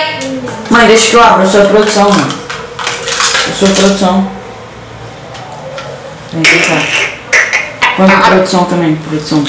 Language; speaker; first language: Portuguese; native; Portuguese